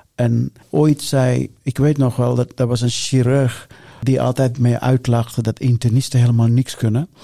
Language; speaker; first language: Dutch; non-native, fluent; Sinhala